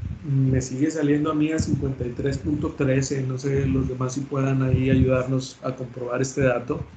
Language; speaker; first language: Spanish; native; Spanish